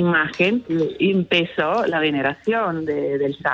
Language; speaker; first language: Spanish; non-native, fluent; Italian